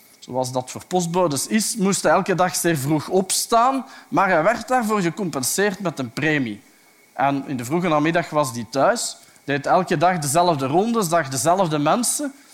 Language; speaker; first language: Dutch; native; Dutch